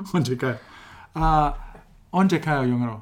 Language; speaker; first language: Korean; non-native, fluent; English